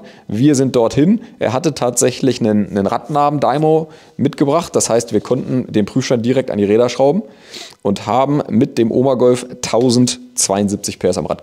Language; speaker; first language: German; native; German